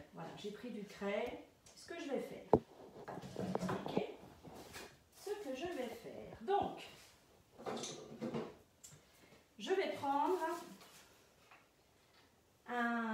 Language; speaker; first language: French; native; French